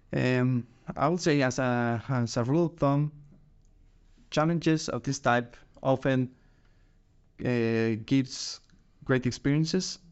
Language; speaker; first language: English; non-native, fluent; Spanish